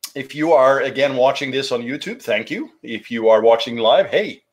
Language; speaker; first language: English; non-native, fluent; Norwegian